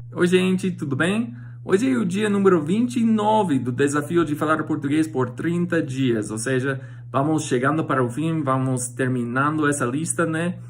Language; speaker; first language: Portuguese; non-native, fluent; English